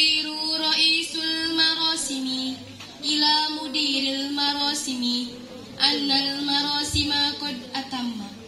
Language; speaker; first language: Arabic; non-native, learner; Indonesian